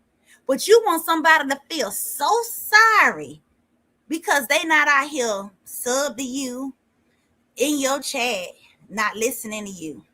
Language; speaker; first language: English; native; English